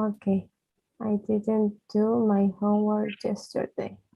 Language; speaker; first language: English; non-native, learner; Portuguese